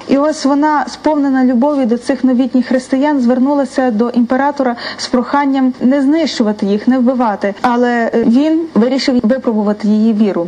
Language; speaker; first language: Ukrainian; native; Ukrainian